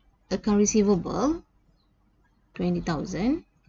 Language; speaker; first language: English; non-native, local second language; Malay